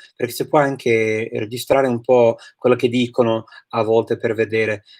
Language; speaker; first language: Italian; non-native, fluent; English